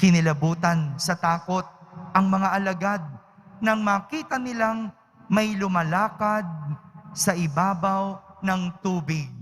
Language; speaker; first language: Filipino; native; Filipino